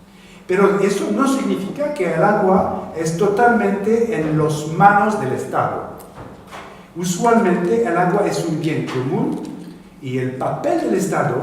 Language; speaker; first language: Spanish; non-native, fluent; French